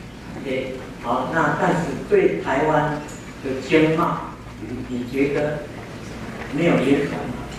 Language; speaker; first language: Chinese; non-native, local second language; Min Nan Chinese